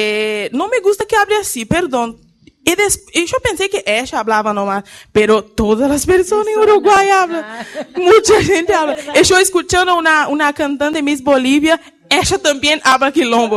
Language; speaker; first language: Spanish; non-native, learner; Portuguese